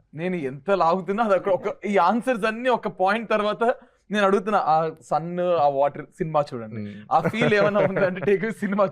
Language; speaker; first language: Telugu; native; Telugu